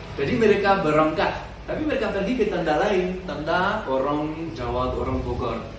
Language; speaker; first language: Indonesian; non-native, learner; French